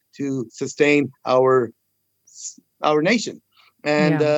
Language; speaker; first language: English; native; English